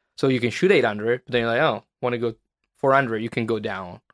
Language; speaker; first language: English; non-native, fluent; Italian